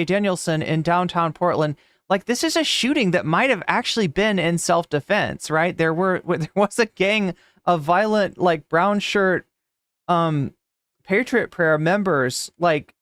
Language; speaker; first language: English; native; English